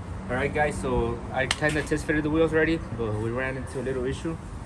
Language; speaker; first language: English; early bilingual, other home language; Spanish